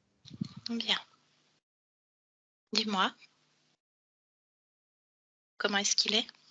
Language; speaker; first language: French; native; French